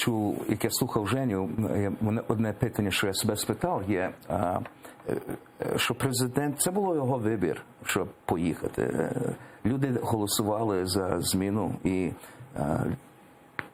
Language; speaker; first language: Ukrainian; early bilingual, heritage; English